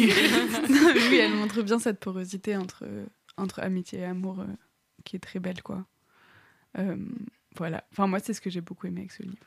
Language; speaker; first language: French; native; French